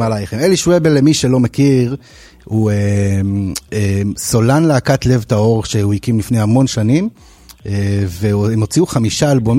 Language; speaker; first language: Hebrew; native; Hebrew